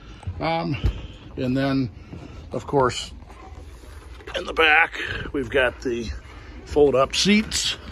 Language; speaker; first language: English; native; English